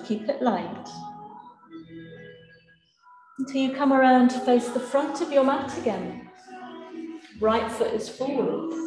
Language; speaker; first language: English; native; English